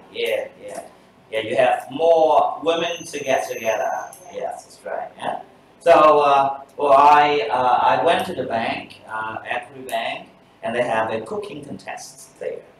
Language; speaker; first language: English; non-native, fluent; Vietnamese